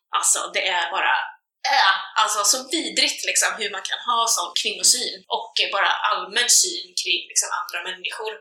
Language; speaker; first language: Swedish; native; Swedish